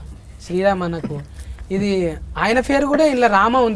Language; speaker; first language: Telugu; native; Telugu